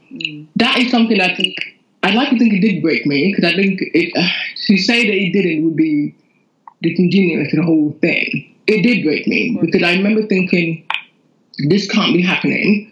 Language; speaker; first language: English; non-native, local second language; Yoruba